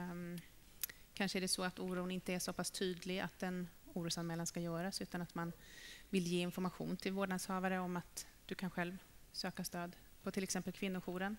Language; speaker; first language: Swedish; native; Swedish